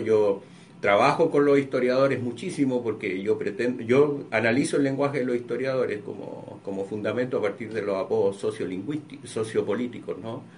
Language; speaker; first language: Spanish; native; Spanish